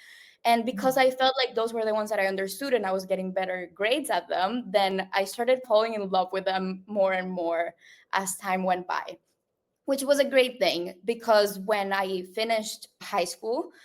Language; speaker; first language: English; non-native, local second language; Spanish